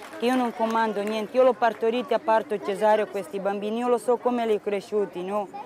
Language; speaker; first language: Italian; non-native, local second language; Romany